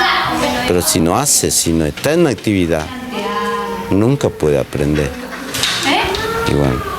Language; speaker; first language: Spanish; non-native, local second language; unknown